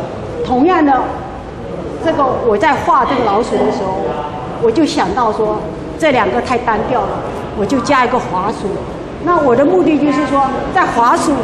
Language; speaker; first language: Chinese; native; Chinese